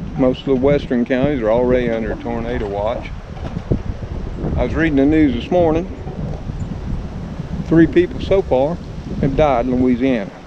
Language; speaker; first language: English; native; English